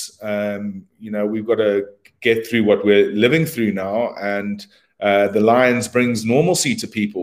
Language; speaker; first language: English; native; English